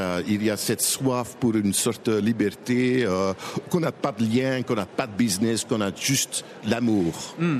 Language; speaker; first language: French; non-native, local second language; Dutch